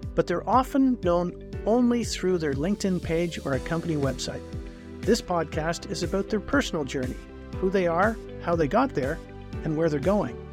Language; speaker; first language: English; native; English